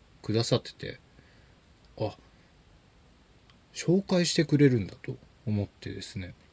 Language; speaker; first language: Japanese; native; Japanese